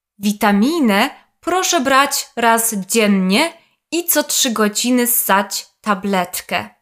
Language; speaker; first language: Polish; non-native, fluent; Russian